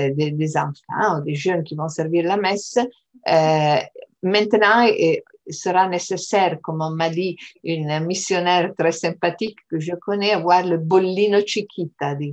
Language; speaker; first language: French; non-native, fluent; Italian